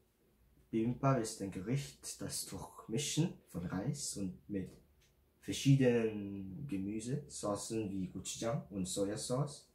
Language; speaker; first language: German; non-native, learner; Korean